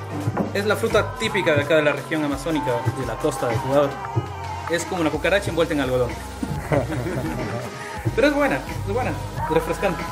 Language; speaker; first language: Spanish; native; Spanish